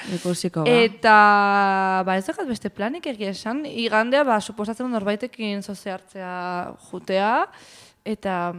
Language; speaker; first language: Basque; early bilingual, heritage; Basque